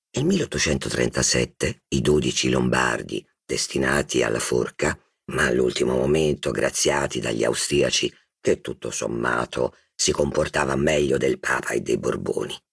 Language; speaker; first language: Italian; native; Italian